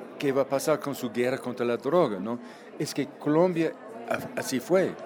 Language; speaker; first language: Spanish; non-native, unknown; English